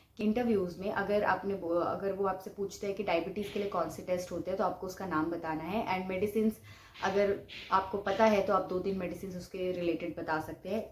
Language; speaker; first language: Hindi; non-native, local second language; Bangla